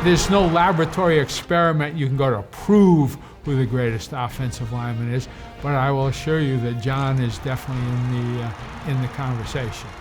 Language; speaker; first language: English; native; English